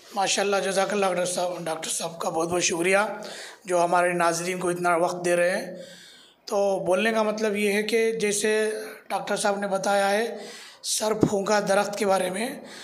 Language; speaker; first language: Hindi; native; Hindi